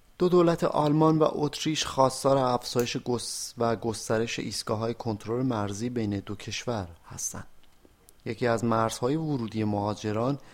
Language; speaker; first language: Persian; native; Persian